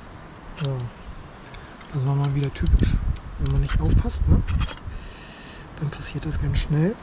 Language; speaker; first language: German; native; German